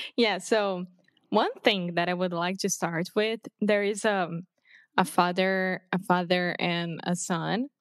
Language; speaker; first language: English; non-native, fluent; Portuguese